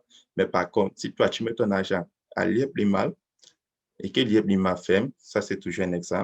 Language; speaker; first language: French; native; French